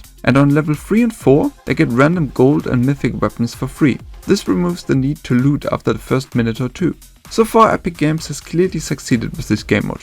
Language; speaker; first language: English; non-native, fluent; German